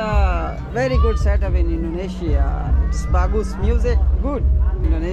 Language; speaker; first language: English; non-native, learner; Urdu